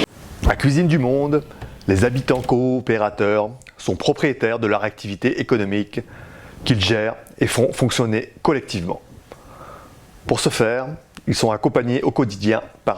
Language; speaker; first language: French; native; French